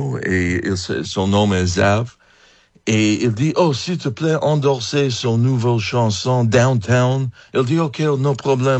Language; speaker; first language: French; non-native, fluent; English